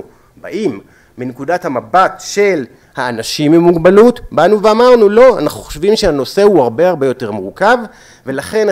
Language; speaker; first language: Hebrew; native; Hebrew